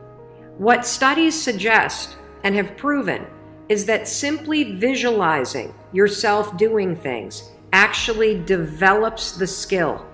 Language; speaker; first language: English; native; English